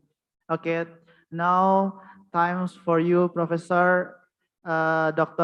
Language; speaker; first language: English; non-native, fluent; Indonesian